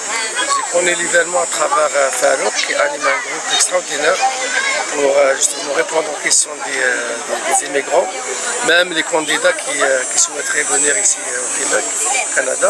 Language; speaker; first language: French; non-native, local second language; Arabic